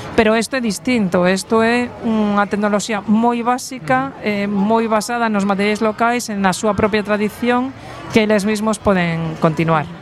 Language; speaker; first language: Galician; non-native, local second language; Spanish